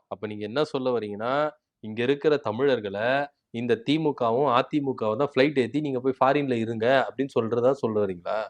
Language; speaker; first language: Tamil; native; Tamil